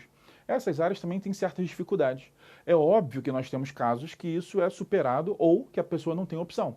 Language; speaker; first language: Portuguese; native; Portuguese